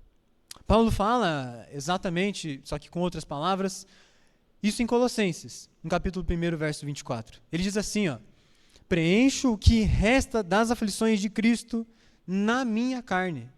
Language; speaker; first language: Portuguese; native; Portuguese